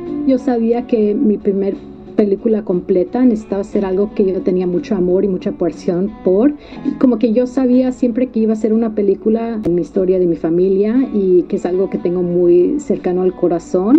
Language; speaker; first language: Spanish; early bilingual, heritage; Spanish